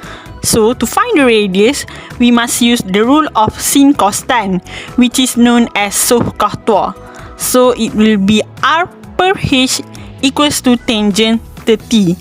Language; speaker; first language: English; non-native, local second language; Malay